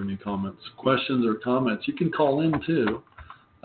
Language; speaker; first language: English; native; English